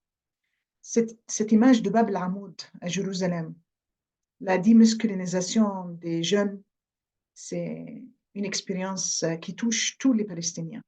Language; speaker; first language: French; non-native, fluent; Arabic